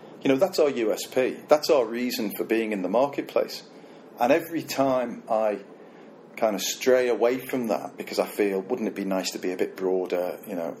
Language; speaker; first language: English; native; English